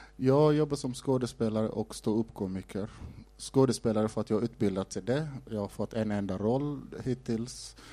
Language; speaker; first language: Swedish; non-native, fluent; Somali